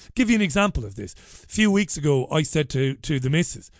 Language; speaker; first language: English; native; English